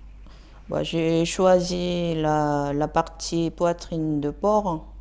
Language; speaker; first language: French; non-native, fluent; Korean